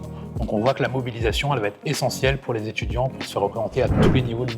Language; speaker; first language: French; native; French